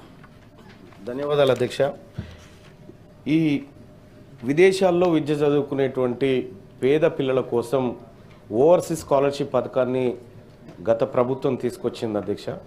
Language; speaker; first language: Telugu; native; Telugu